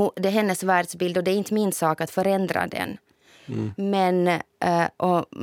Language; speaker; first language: Swedish; non-native, fluent; Russian